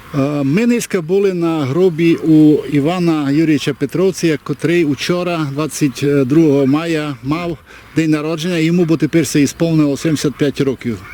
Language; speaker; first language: Ukrainian; native; Ukrainian